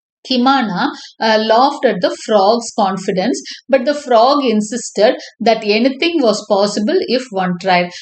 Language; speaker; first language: English; non-native, local second language; Tamil